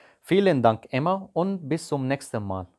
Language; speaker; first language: German; non-native, fluent; Arabic